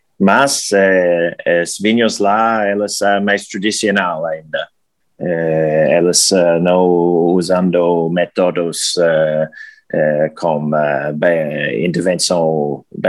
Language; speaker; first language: Portuguese; non-native, learner; English